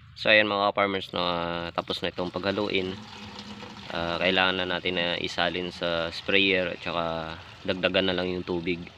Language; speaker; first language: Filipino; non-native, local second language; Hiligaynon